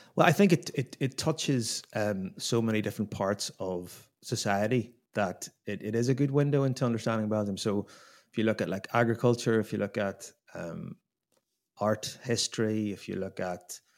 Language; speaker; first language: English; native; English